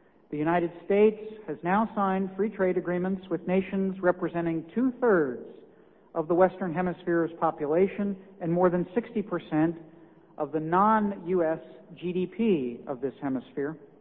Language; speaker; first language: English; native; English